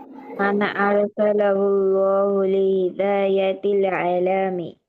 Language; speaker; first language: Arabic; non-native, learner; Bangla